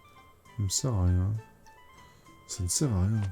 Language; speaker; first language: French; native; French